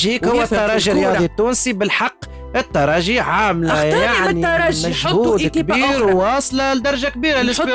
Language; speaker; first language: Arabic; native; Arabic